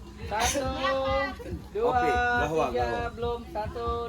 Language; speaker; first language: Indonesian; native; Indonesian